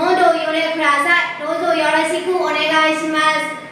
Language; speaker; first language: Japanese; non-native, learner; Burmese